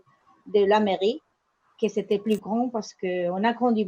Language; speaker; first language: French; non-native, learner; Spanish